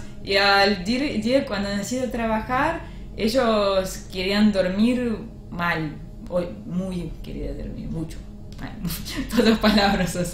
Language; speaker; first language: Spanish; non-native, learner; Russian